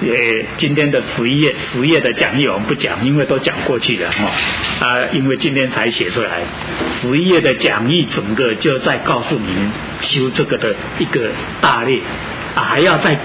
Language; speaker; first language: Chinese; native; Chinese